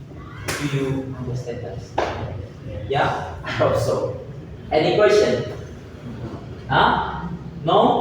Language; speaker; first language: English; non-native, fluent; Indonesian